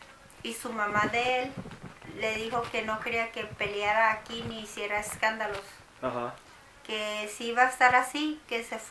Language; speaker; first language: Spanish; native; Spanish